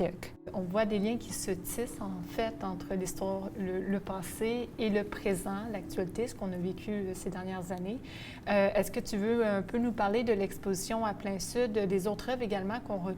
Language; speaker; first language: French; native; French